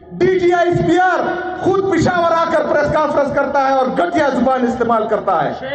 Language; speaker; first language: Urdu; non-native, local second language; Pashto